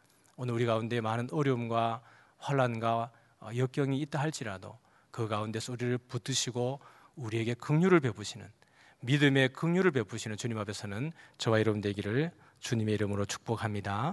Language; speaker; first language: Korean; native; Korean